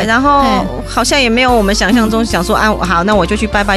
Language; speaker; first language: Chinese; native; Chinese